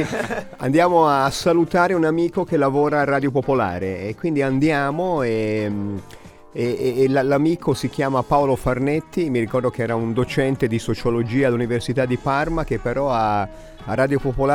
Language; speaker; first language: Italian; native; Italian